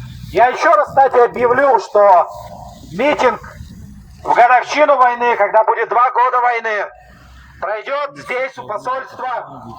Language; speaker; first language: Russian; native; Russian